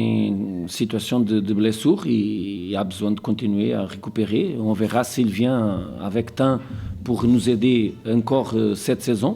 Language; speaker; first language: French; non-native, fluent; Portuguese